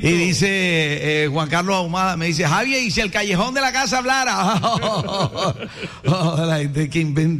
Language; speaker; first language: Spanish; native; Spanish